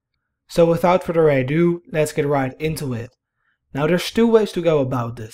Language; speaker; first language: English; non-native, fluent; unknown